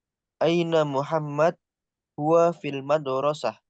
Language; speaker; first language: Arabic; non-native, learner; Indonesian